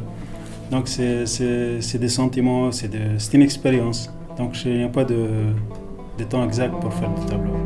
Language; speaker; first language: French; non-native, local second language; Arabic